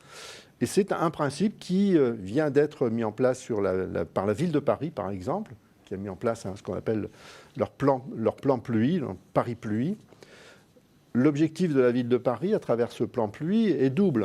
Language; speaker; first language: French; native; French